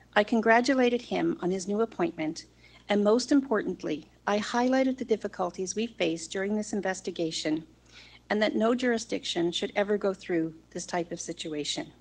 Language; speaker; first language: English; native; English